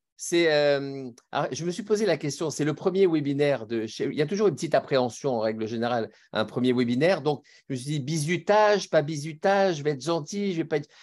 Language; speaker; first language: French; native; French